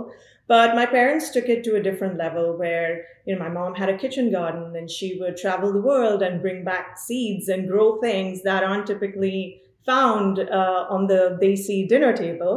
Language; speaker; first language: English; non-native, local second language; Punjabi